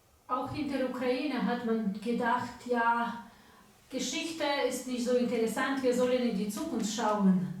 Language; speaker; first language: German; non-native, fluent; Ukrainian